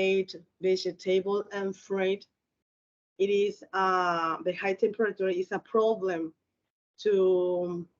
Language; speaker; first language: English; non-native, learner; Spanish